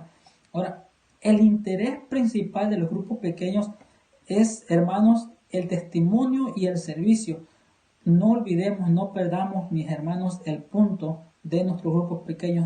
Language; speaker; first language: Spanish; native; Spanish